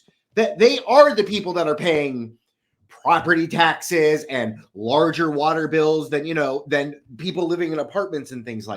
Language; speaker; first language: English; native; English